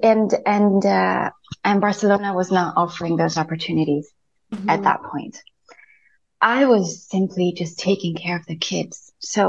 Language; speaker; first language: English; non-native, fluent; Spanish